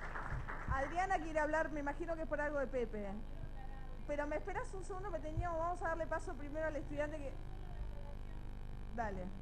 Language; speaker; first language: Spanish; native; Spanish